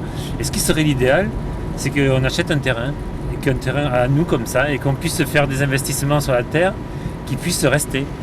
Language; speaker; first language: French; native; French